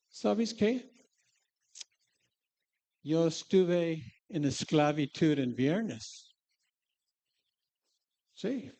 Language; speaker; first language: Spanish; non-native, fluent; English